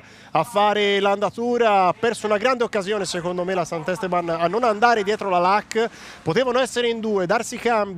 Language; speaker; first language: Italian; native; Italian